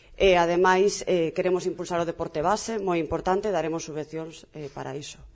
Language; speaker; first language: Galician; non-native, local second language; Spanish